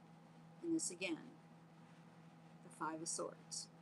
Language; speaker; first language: English; native; English